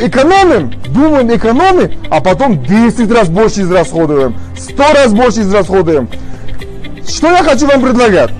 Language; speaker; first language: Russian; non-native, local second language; Uzbek